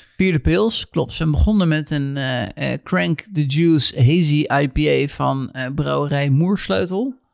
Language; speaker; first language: Dutch; native; Dutch